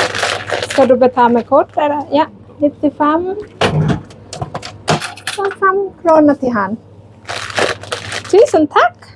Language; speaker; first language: Norwegian; non-native, learner; Thai